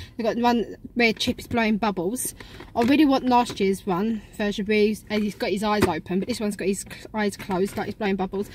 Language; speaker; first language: English; native; English